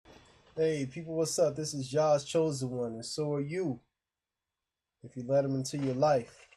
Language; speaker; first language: English; native; English